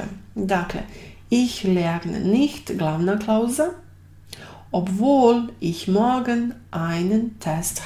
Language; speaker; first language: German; non-native, fluent; Bosnian